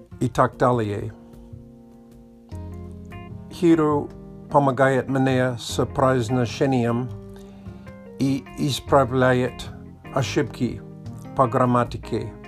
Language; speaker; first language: Russian; non-native, learner; English